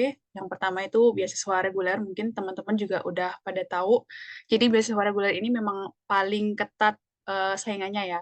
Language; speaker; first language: Indonesian; native; Indonesian